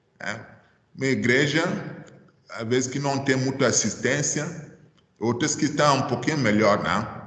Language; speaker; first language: Portuguese; non-native, fluent; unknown